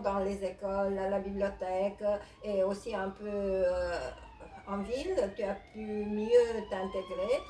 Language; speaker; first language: French; non-native, fluent; Romanian